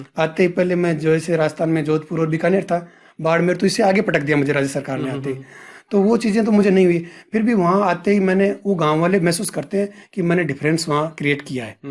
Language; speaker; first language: Hindi; native; Hindi